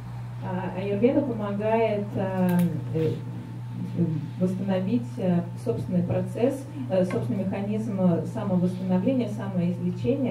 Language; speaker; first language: Russian; native; Russian